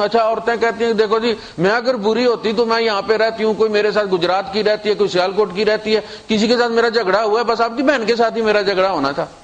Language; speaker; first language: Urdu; non-native, local second language; Punjabi